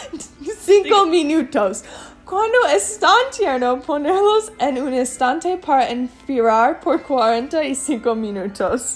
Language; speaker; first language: Spanish; non-native, learner; English